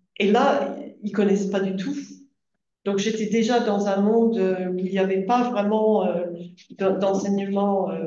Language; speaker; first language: French; non-native, fluent; English